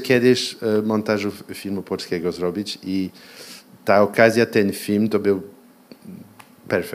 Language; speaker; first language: Polish; early bilingual, heritage; Polish